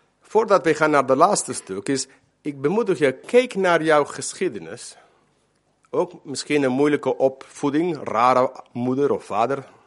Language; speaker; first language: Dutch; non-native, fluent; Spanish